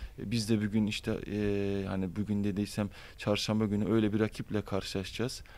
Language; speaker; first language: Turkish; early bilingual, heritage; Turkish